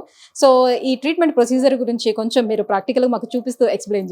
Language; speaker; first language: Telugu; native; Telugu